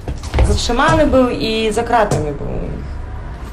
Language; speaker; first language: Polish; non-native, learner; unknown